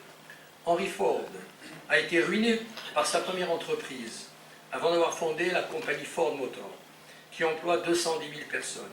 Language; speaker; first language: French; native; French